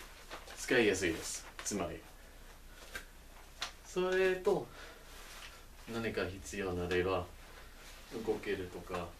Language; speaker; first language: Japanese; non-native, learner; English